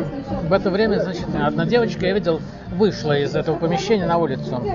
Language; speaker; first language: Russian; native; Russian